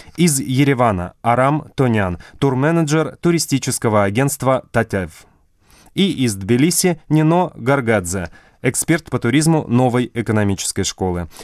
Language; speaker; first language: Russian; native; Russian